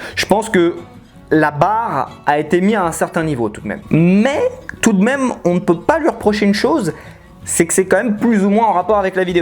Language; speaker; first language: French; native; French